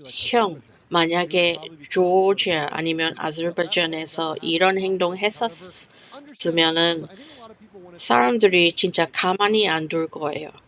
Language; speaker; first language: Korean; non-native, fluent; English